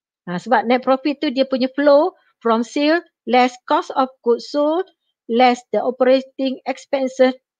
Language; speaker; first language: English; non-native, local second language; Malay